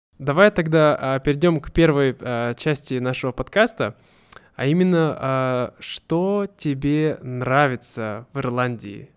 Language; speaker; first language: Russian; native; Russian